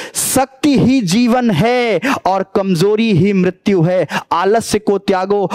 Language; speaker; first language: Hindi; native; Hindi